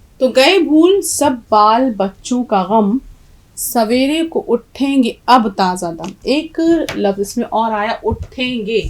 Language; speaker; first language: Urdu; native; Urdu